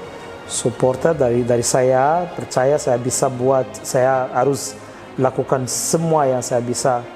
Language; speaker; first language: Indonesian; non-native, fluent; Portuguese